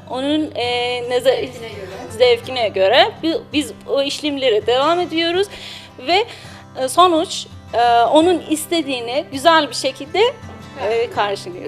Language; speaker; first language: Turkish; non-native, learner; Persian